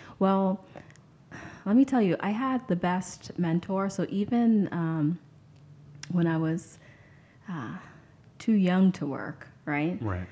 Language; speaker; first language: English; native; English